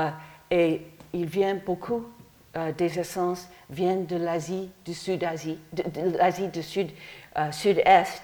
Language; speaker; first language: French; non-native, learner; English